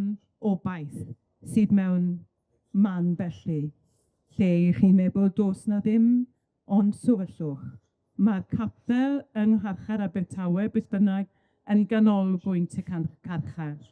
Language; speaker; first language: Welsh; native; Welsh